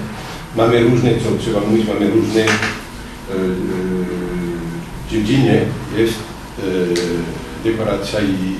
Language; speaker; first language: Polish; non-native, learner; French